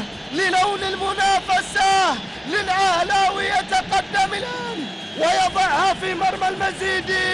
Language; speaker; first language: Arabic; native; Arabic